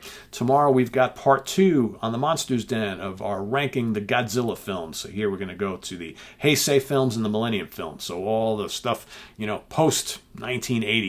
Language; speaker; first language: English; native; English